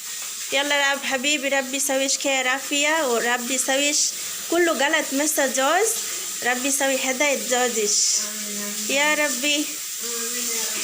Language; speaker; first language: Arabic; non-native, learner; Bangla